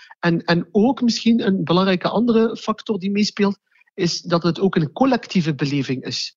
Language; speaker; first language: Dutch; early bilingual, other home language; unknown